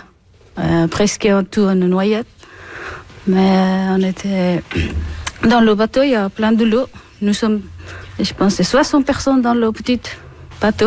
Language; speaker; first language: French; non-native, learner; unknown